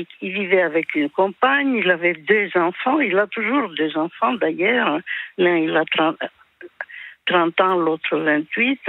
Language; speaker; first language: French; early bilingual, other home language; Greek